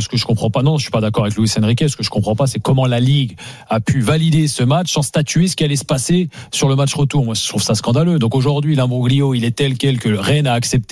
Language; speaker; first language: French; native; French